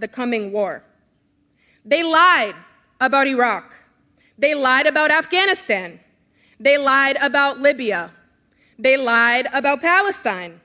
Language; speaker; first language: English; native; English